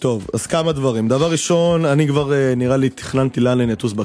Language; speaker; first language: Hebrew; native; Hebrew